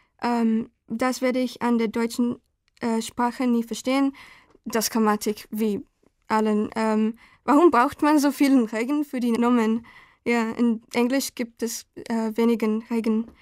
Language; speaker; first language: German; non-native, learner; Spanish